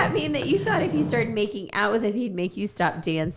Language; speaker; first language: English; native; English